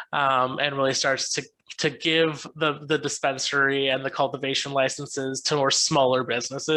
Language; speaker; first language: English; native; English